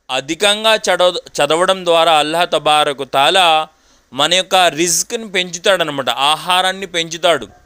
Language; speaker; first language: Telugu; non-native, local second language; Urdu